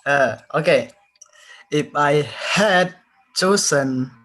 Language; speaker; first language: English; non-native, learner; Indonesian